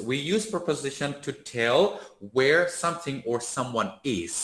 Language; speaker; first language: English; non-native, fluent; Thai